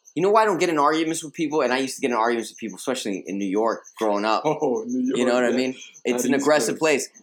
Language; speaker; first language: English; early bilingual, other home language; Spanish